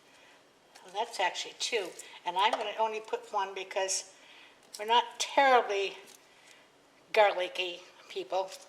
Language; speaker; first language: English; native; English